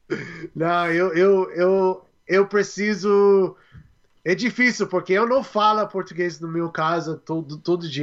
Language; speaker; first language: Portuguese; non-native, learner; English